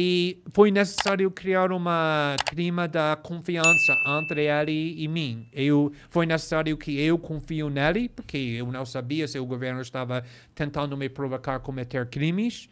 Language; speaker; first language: Portuguese; non-native, fluent; English